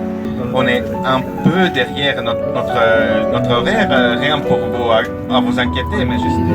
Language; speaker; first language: French; non-native, fluent; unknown